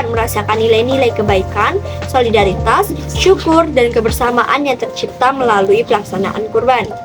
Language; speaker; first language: Indonesian; native; Indonesian